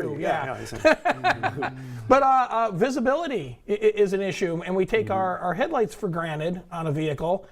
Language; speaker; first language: English; native; English